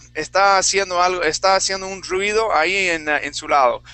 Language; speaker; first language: Spanish; non-native, fluent; English